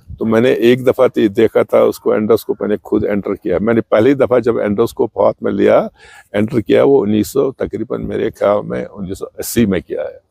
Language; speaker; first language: Urdu; non-native, local second language; Kashmiri